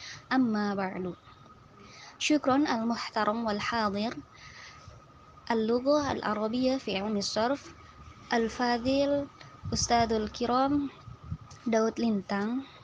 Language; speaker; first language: Arabic; non-native, learner; Indonesian